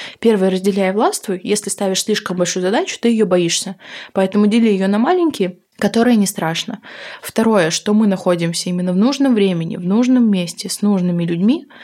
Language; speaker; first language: Russian; native; Russian